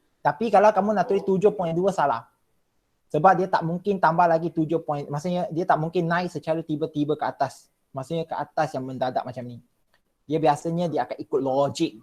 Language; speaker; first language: Malay; non-native, local second language; Chinese